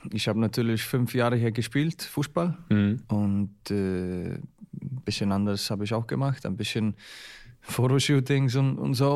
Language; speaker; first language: German; non-native, learner; Icelandic